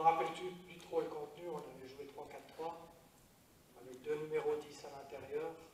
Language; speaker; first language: French; native; French